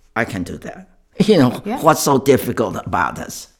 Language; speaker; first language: English; non-native, fluent; Chinese